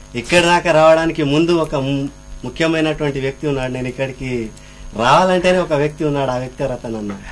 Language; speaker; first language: Telugu; non-native, local second language; Lambadi